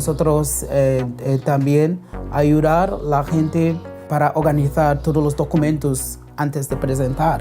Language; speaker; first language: Spanish; non-native, local second language; English